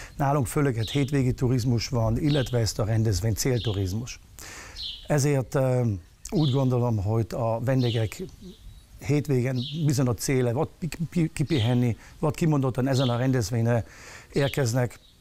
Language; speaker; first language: Hungarian; non-native, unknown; German